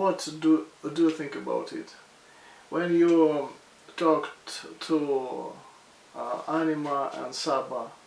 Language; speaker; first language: English; non-native, fluent; Russian